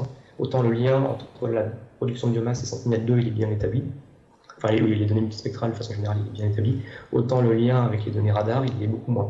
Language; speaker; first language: French; native; French